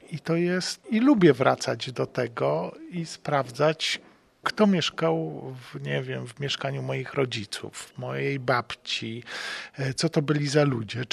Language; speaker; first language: Polish; native; Polish